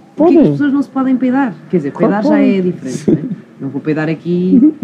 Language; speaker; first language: Portuguese; native; Portuguese